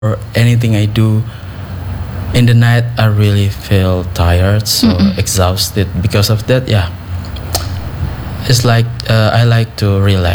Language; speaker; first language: English; non-native, learner; Indonesian